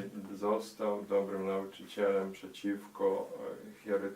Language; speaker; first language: Polish; early bilingual, heritage; Polish